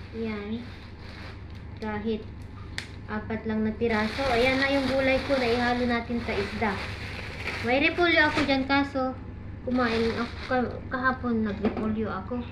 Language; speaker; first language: Filipino; non-native, local second language; Iloko